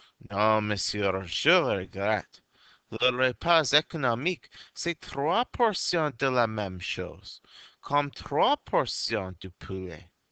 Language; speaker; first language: French; non-native, fluent; English